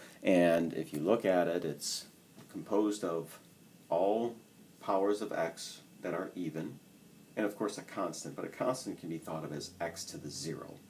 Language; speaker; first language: English; native; English